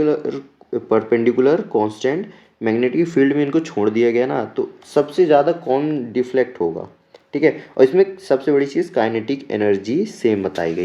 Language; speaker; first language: Hindi; native; Hindi